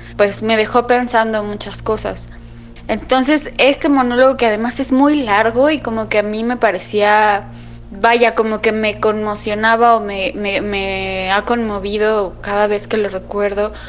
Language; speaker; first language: Spanish; native; Spanish